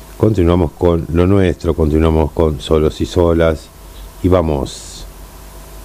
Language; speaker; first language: Spanish; native; Spanish